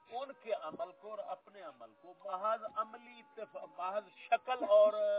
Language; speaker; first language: Urdu; non-native, local second language; Punjabi